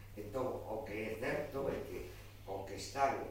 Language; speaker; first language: Spanish; non-native, local second language; Galician